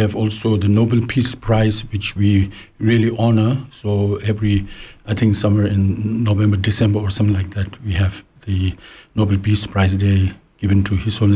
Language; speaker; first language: English; non-native, local second language; Tibetan